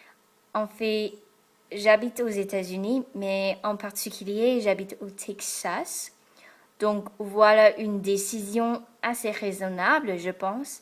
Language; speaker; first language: French; non-native, fluent; English